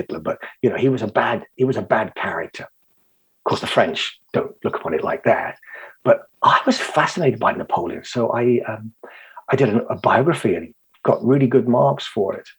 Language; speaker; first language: English; native; English